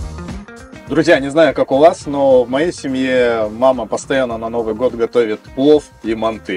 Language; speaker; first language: Russian; native; Russian